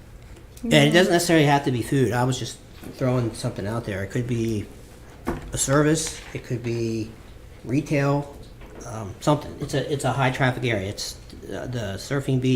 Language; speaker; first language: English; native; English